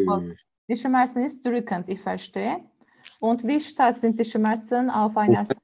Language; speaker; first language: German; non-native, learner; Turkish